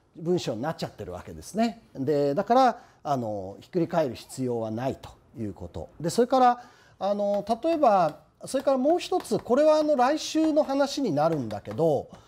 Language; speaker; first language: Japanese; native; Japanese